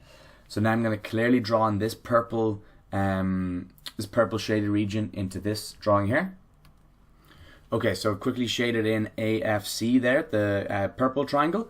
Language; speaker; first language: English; native; English